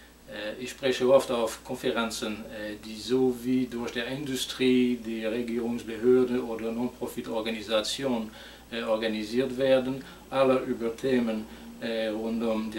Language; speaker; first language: German; non-native, fluent; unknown